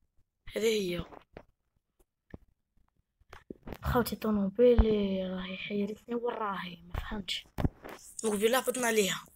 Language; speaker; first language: Arabic; native; Arabic